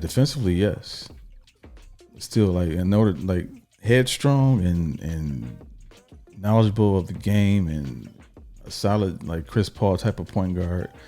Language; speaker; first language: English; native; English